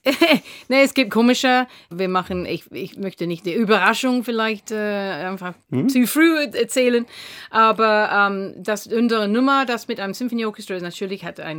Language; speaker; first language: German; non-native, fluent; English